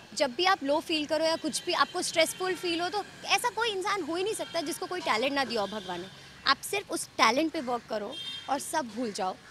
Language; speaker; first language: Hindi; native; Hindi